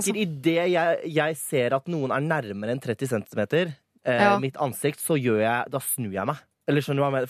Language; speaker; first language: Norwegian; native; Norwegian